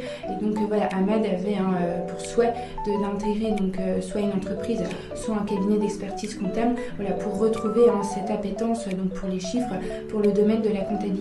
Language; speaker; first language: French; native; French